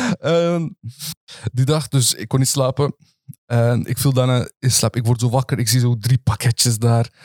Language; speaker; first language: Dutch; early bilingual, other home language; Arabic